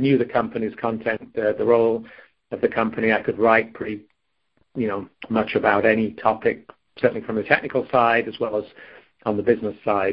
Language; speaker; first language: English; native; English